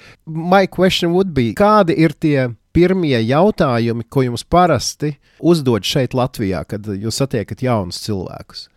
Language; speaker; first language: Latvian; native; Latvian